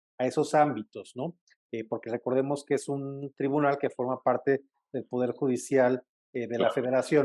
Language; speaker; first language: Spanish; native; Spanish